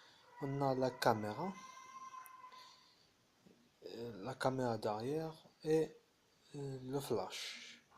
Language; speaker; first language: French; non-native, fluent; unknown